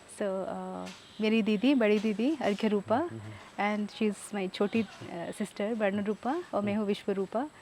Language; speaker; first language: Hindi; non-native, local second language; Odia